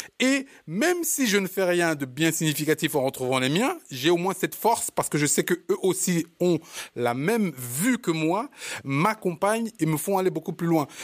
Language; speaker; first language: French; early bilingual, other home language; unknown